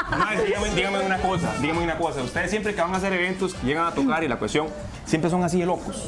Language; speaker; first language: Spanish; native; Spanish